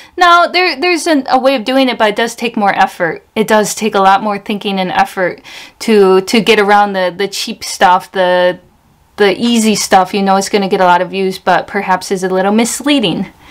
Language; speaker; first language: English; native; English